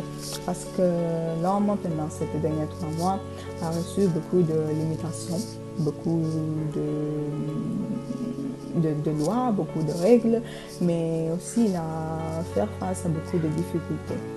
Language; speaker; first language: French; non-native, learner; Italian